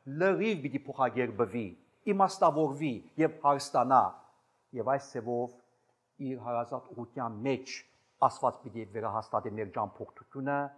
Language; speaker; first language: Armenian; native; Armenian